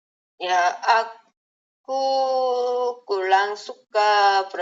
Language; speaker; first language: Indonesian; non-native, learner; Korean